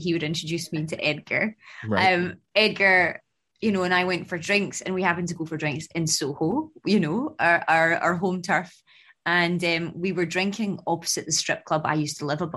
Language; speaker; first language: English; native; English